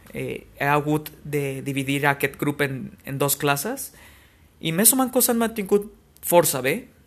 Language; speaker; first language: Catalan; non-native, fluent; Spanish